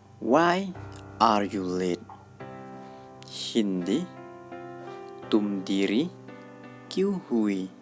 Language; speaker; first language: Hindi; non-native, learner; Khasi